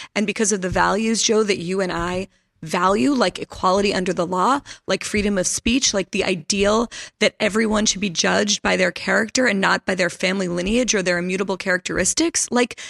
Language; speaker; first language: English; native; English